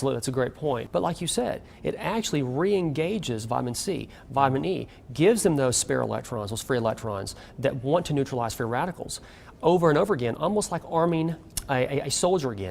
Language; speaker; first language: English; native; English